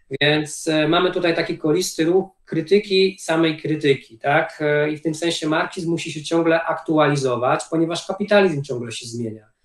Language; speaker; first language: Polish; native; Polish